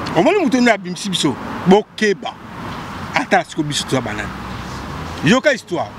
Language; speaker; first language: Lingala; non-native, local second language; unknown